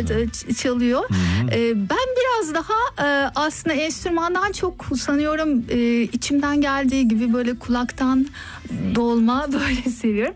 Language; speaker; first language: Turkish; native; Turkish